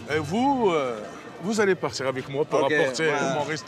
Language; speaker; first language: French; non-native, local second language; Arabic